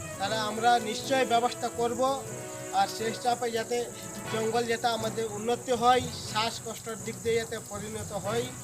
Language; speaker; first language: Bangla; non-native, local second language; Santali